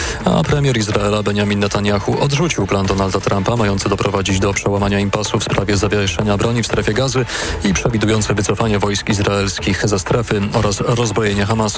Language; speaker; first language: Polish; native; Polish